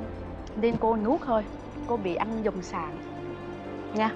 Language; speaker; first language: Vietnamese; native; Vietnamese